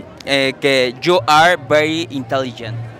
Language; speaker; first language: English; non-native, learner; Spanish